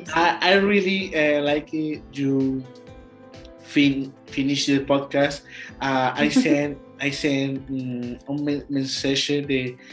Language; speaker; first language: English; non-native, learner; Spanish